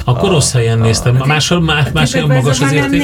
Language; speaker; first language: Hungarian; native; Hungarian